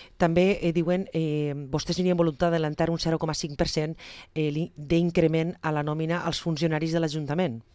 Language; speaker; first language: Catalan; native; Catalan